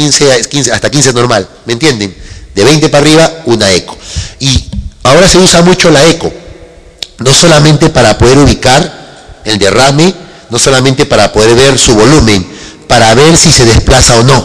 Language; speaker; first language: Spanish; native; Spanish